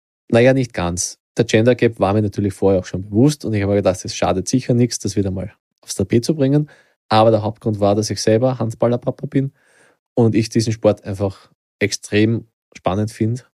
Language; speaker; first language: German; native; German